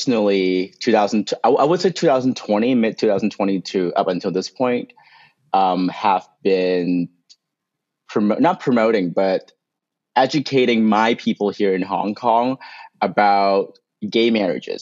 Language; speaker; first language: English; non-native, local second language; Cantonese